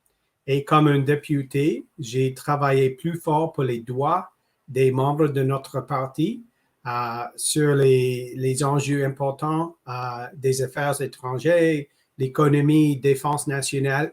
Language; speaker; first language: French; non-native, local second language; English